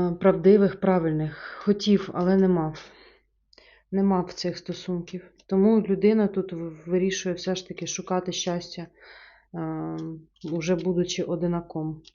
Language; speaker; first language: Ukrainian; non-native, local second language; Russian